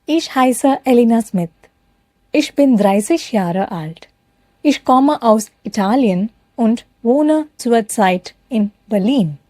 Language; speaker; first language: German; non-native, fluent; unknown